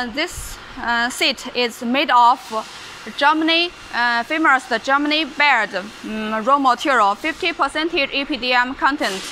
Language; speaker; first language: English; non-native, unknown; Chinese